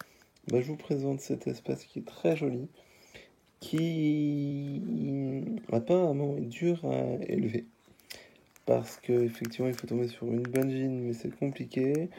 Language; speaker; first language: French; native; French